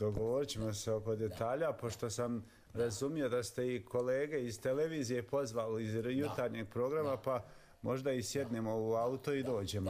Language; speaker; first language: Serbian; native; Serbian